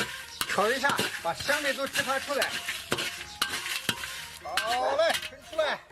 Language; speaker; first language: Chinese; native; Chinese